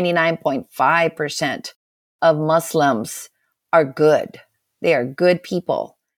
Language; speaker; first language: English; non-native, local second language; Filipino